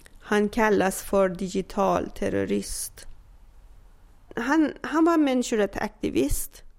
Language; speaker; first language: Swedish; non-native, fluent; Persian